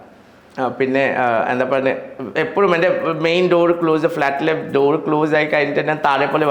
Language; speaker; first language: Malayalam; non-native, learner; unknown